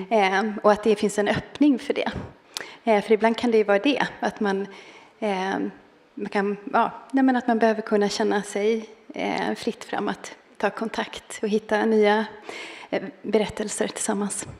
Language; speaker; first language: Swedish; native; Swedish